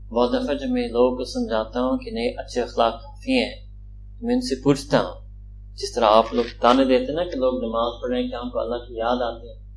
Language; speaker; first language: Urdu; early bilingual, heritage; Urdu